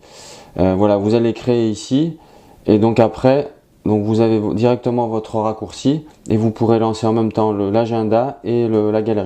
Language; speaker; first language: French; native; French